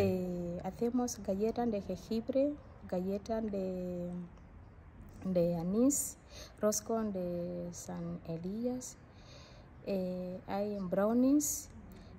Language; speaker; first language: Spanish; non-native, learner; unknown